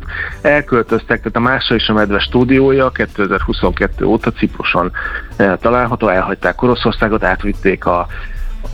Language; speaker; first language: Hungarian; native; Hungarian